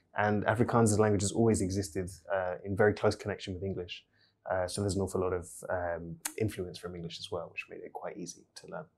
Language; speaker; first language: English; native; English